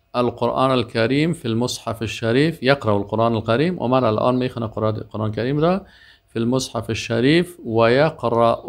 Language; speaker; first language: Arabic; non-native, fluent; Persian